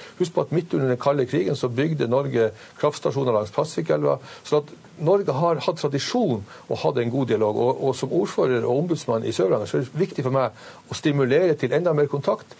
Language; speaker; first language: Norwegian; native; Norwegian